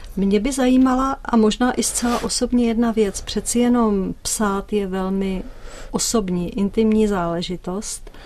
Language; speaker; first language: Czech; native; Czech